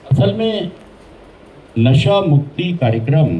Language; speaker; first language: Hindi; native; Hindi